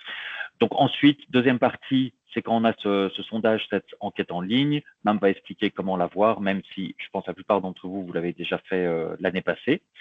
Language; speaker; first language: French; native; French